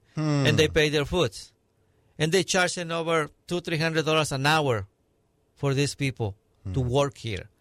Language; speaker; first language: English; non-native, fluent; Spanish